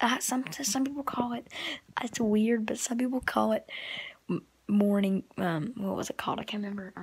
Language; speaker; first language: English; native; English